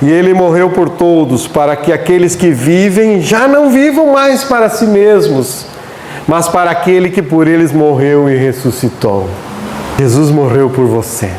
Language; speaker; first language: Portuguese; native; Portuguese